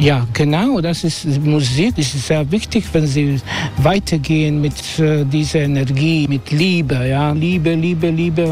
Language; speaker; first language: German; non-native, learner; Croatian